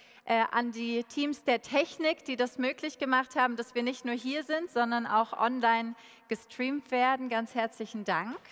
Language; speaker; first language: German; native; German